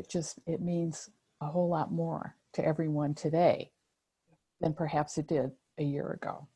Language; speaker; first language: English; native; English